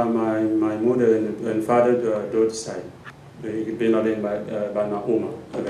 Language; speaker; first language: Dutch; non-native, learner; Lingala